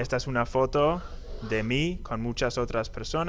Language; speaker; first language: Spanish; non-native, fluent; English